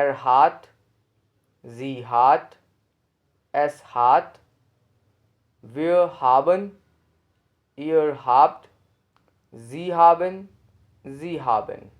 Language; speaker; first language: German; non-native, learner; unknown